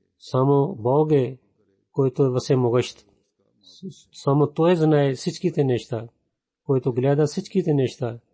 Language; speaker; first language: Bulgarian; non-native, fluent; Urdu